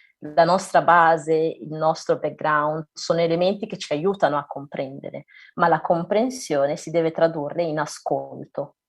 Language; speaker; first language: Italian; early bilingual, other home language; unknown